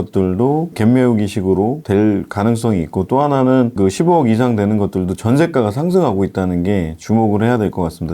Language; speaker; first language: Korean; native; Korean